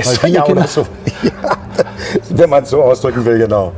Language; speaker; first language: German; native; German